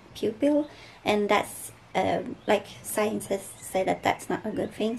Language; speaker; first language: English; non-native, fluent; Swedish